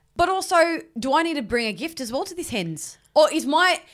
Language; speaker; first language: English; early bilingual, other home language; Italian